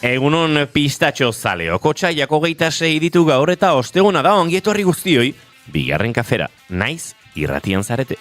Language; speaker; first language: Basque; native; Basque